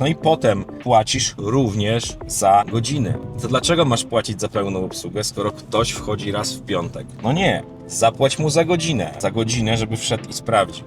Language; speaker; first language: Polish; native; Polish